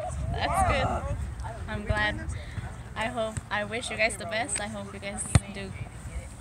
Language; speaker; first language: English; early bilingual, other home language; Spanish